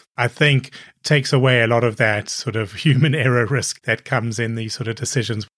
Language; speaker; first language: English; native; English